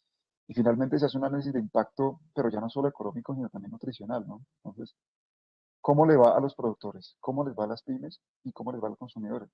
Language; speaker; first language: Spanish; native; Spanish